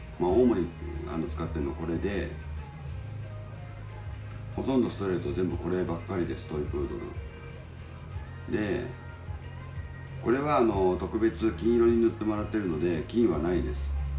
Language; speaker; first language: Japanese; native; Japanese